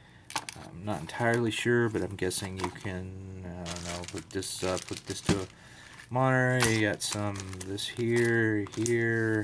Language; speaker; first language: English; native; English